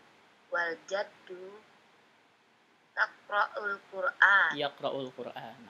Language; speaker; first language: Arabic; non-native, learner; Indonesian